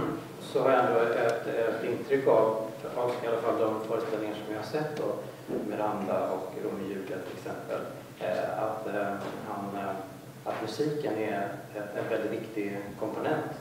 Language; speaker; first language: Swedish; native; Swedish